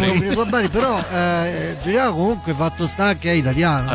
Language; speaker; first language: Italian; native; Italian